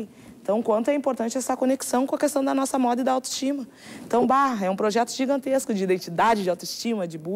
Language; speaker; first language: Portuguese; native; Portuguese